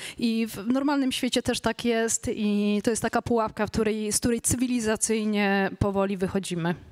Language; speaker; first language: Polish; native; Polish